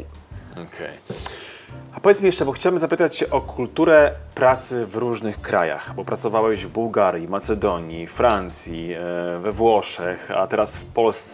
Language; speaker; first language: Polish; native; Polish